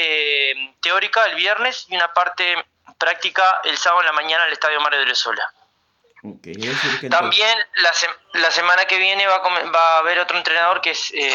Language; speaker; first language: Spanish; native; Spanish